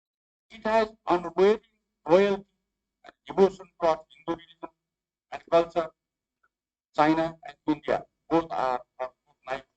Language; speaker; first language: English; non-native, fluent; Nepali